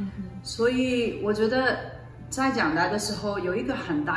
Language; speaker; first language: Chinese; early bilingual, other home language; Cantonese